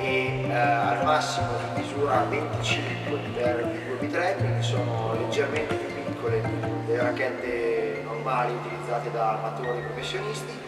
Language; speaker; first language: Italian; native; Italian